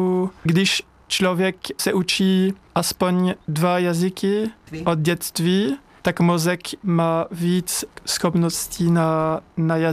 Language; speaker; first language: Czech; non-native, learner; French